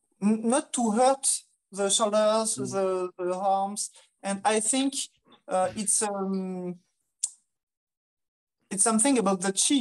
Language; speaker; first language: English; non-native, fluent; French